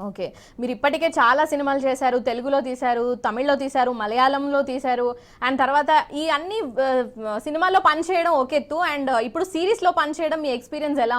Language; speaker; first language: Telugu; native; Telugu